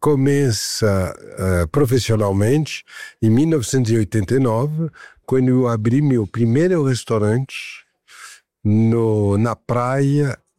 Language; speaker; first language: Portuguese; non-native, fluent; French